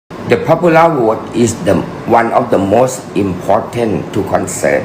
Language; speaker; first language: English; non-native, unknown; Thai